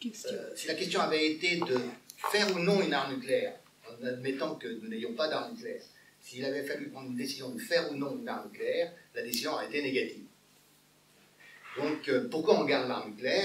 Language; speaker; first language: French; native; French